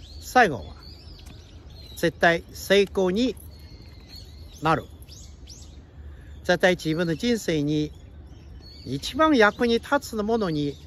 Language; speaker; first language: Japanese; non-native, fluent; Chinese